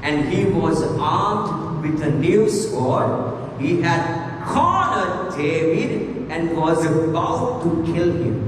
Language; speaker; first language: English; non-native, local second language; Sinhala